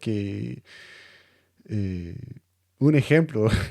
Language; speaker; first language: Spanish; non-native, fluent; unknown